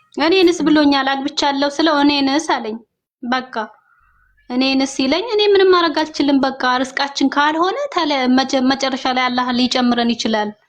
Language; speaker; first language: Amharic; non-native, local second language; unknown